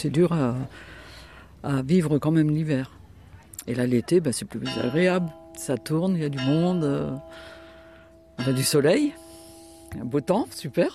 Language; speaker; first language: French; native; French